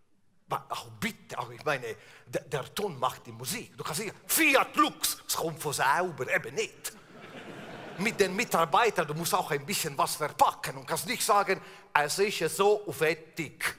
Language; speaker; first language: German; non-native, fluent; Italian